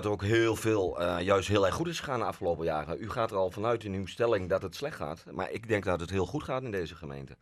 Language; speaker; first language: Dutch; native; Dutch